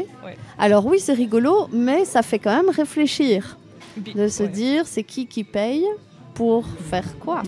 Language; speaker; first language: French; native; French